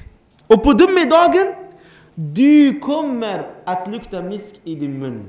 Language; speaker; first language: Swedish; non-native, fluent; Arabic